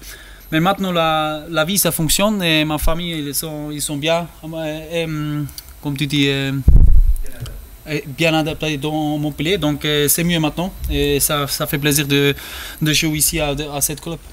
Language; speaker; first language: French; non-native, learner; German